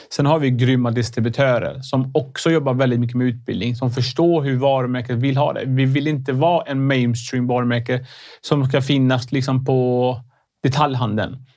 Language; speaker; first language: Swedish; early bilingual, other home language; Arabic